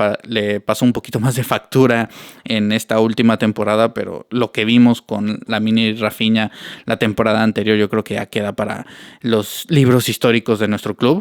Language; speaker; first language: Spanish; native; Spanish